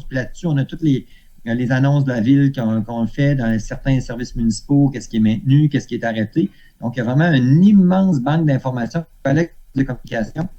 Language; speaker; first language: French; native; French